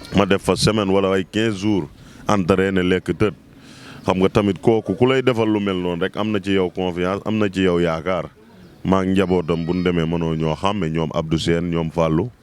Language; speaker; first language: Wolof; native; Wolof